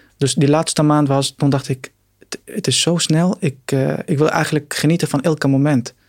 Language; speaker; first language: Dutch; non-native, fluent; Arabic